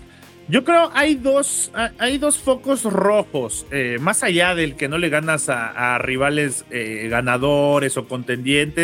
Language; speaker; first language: Spanish; native; Spanish